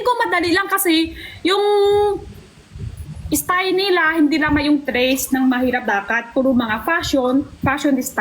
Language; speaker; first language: Filipino; non-native, learner; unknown